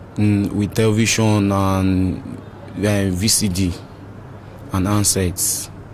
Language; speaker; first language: Nigerian Pidgin; non-native, local second language; Yoruba